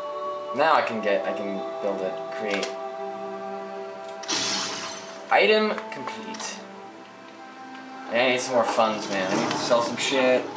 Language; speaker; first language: English; native; English